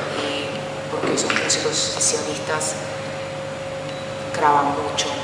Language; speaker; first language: Spanish; non-native, fluent; Finnish